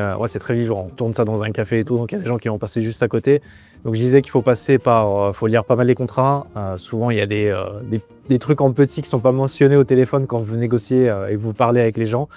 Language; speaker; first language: French; native; French